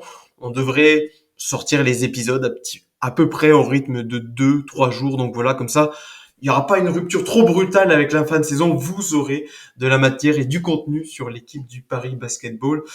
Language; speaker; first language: French; native; French